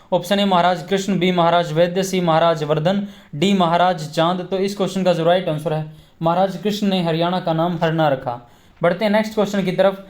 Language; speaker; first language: Hindi; native; Hindi